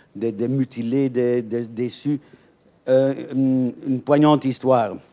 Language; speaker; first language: French; native; French